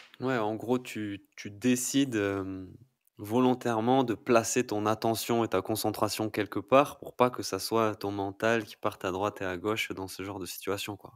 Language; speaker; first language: French; native; French